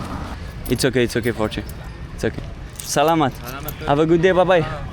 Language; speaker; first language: English; non-native, learner; French